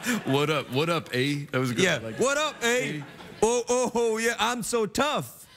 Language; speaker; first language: English; native; English